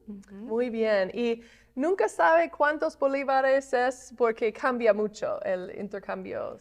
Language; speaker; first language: Spanish; non-native, fluent; English